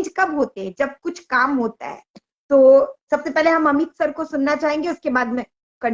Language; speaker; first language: Hindi; native; Hindi